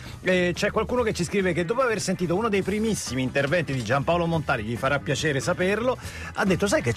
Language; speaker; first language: Italian; native; Italian